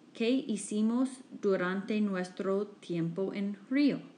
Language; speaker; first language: Spanish; non-native, fluent; English